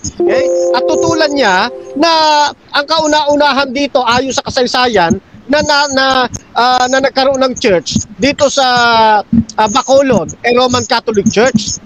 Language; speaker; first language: Filipino; native; Filipino